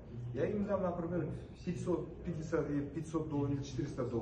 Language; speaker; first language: Russian; non-native, local second language; Uzbek